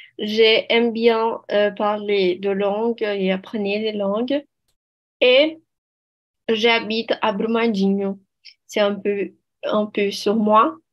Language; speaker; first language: French; non-native, fluent; Portuguese